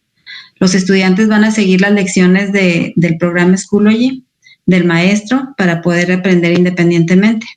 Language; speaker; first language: Spanish; native; Spanish